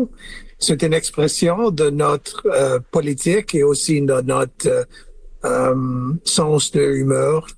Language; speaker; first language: French; non-native, learner; English